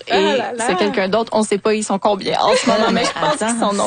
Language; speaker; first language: French; native; French